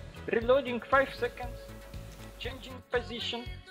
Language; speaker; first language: English; non-native, learner; Russian